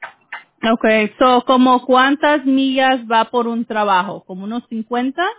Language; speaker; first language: Spanish; early bilingual, heritage; Spanish